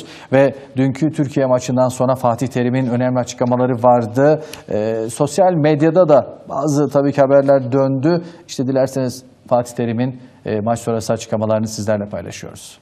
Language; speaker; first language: Turkish; native; Turkish